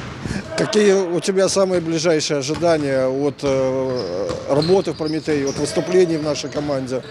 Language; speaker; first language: Russian; native; Russian